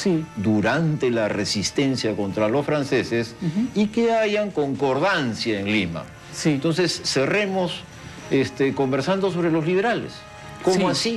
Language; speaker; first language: Spanish; native; Spanish